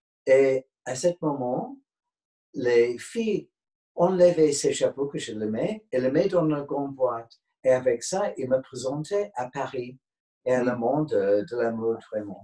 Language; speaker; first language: French; non-native, fluent; English